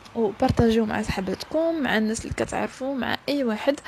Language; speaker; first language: French; non-native, local second language; Arabic